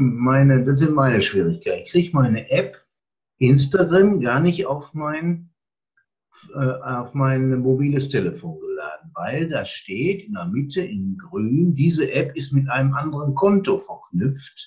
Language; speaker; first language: German; native; German